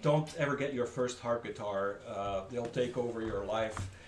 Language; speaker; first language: English; non-native, fluent; French